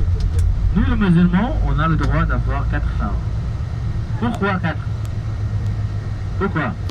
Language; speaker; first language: French; non-native, learner; Arabic